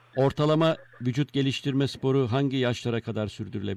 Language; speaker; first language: Turkish; native; Turkish